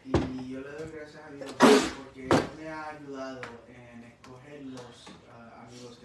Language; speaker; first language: Spanish; early bilingual, heritage; English